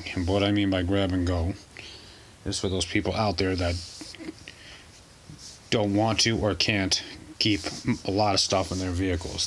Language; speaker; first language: English; native; English